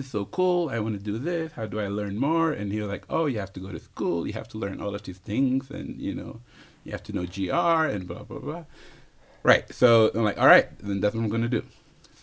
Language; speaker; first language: English; non-native, fluent; Wolof